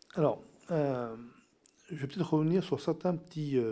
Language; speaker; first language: French; non-native, local second language; Min Nan Chinese